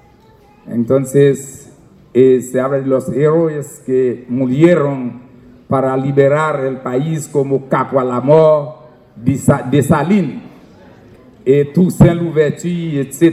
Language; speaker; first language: Spanish; non-native, fluent; Haitian Creole